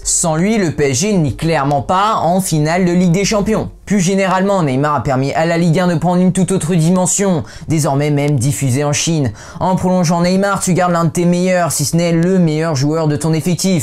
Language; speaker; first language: French; native; French